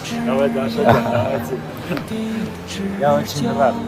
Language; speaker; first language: Russian; non-native, learner; Armenian